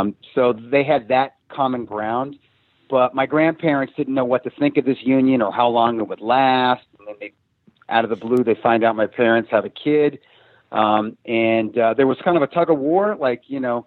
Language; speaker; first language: English; native; English